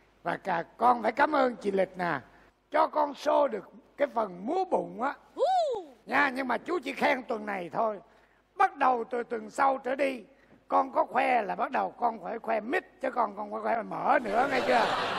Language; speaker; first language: Vietnamese; native; Vietnamese